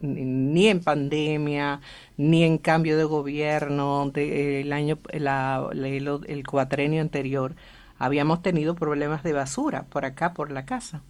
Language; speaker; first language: Spanish; native; Spanish